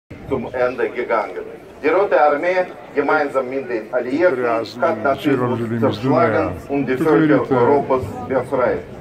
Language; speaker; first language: German; non-native, fluent; Russian